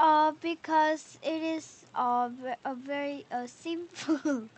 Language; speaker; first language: English; non-native, learner; Korean